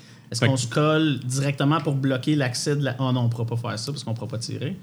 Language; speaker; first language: French; native; French